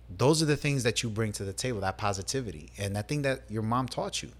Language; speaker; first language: English; early bilingual, other home language; Spanish